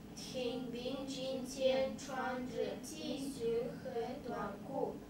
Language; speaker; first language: Chinese; non-native, learner; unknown